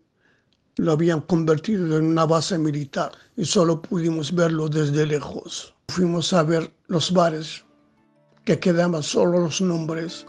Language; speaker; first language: Spanish; non-native, local second language; Arabic